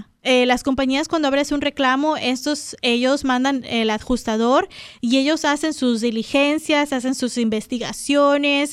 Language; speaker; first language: Spanish; native; Spanish